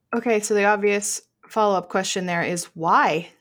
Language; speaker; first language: English; native; English